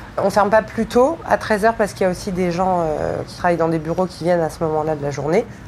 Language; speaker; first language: French; native; French